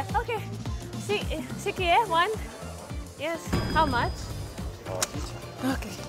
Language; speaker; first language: English; non-native, local second language; Filipino